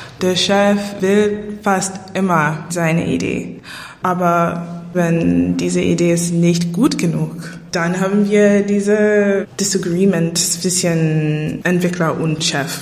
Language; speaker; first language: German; non-native, fluent; English